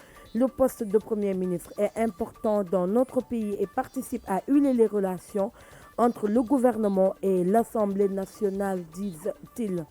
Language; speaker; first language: French; non-native, local second language; Wolof